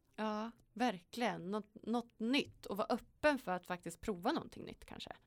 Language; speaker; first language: Swedish; native; Swedish